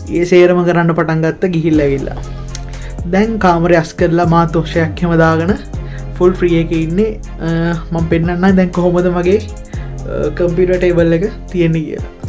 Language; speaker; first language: Sinhala; native; Sinhala